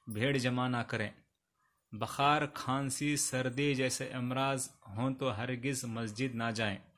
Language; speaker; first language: Hindi; non-native, local second language; Urdu